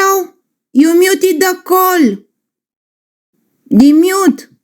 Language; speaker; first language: English; non-native, fluent; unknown